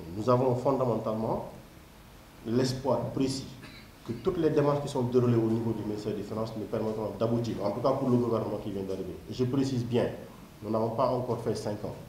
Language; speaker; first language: French; non-native, local second language; Wolof